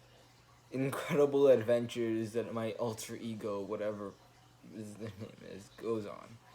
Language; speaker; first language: English; native; English